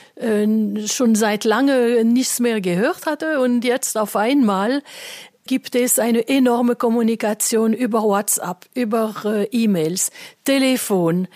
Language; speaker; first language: German; non-native, fluent; French